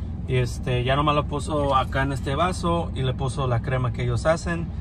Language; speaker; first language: Spanish; early bilingual, heritage; Spanish